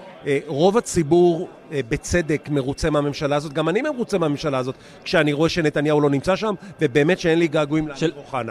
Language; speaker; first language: Hebrew; native; Hebrew